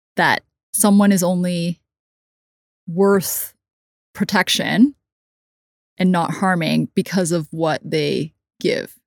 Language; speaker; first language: English; non-native, local second language; Cantonese